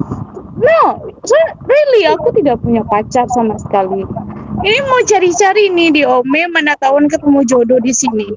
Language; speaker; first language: Indonesian; non-native, local second language; Minangkabau